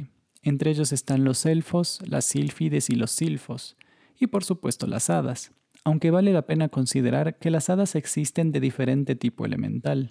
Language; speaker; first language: Spanish; native; Spanish